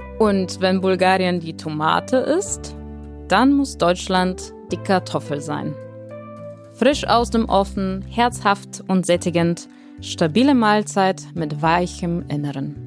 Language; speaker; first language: German; non-native, fluent; Bulgarian